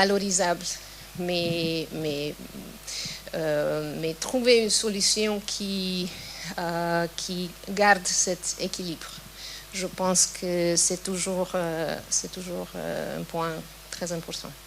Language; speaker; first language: French; non-native, fluent; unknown